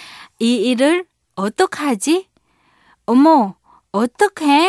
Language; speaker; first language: Korean; non-native, fluent; Vietnamese